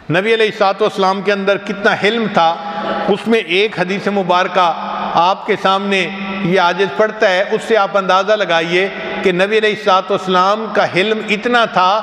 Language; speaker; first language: Urdu; non-native, local second language; Punjabi